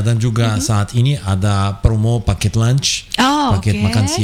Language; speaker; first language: Indonesian; non-native, fluent; Portuguese